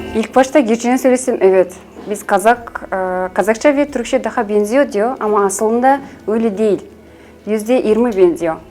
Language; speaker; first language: Turkish; non-native, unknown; Kazakh